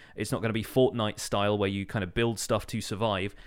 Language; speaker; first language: English; native; English